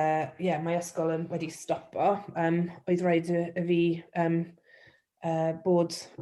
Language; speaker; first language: Welsh; non-native, local second language; English